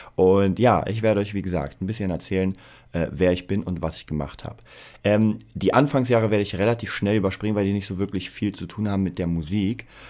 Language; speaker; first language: German; early bilingual, other home language; Polish